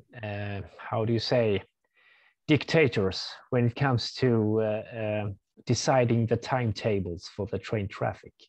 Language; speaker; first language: English; non-native, fluent; Swedish